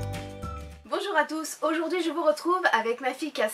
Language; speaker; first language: French; native; French